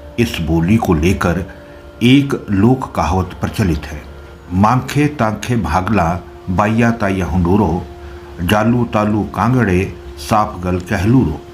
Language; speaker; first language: Hindi; native; Hindi